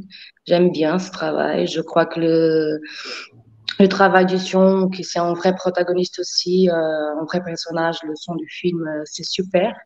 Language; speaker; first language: French; non-native, fluent; Portuguese